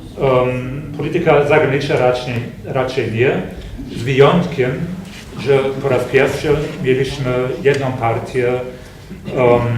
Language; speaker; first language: Polish; non-native, fluent; German